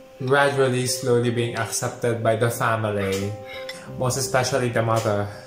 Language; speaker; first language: English; non-native, local second language; Filipino